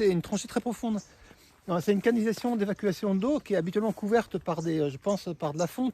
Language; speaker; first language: French; native; French